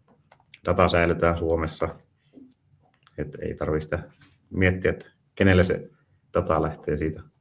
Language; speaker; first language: Finnish; native; Finnish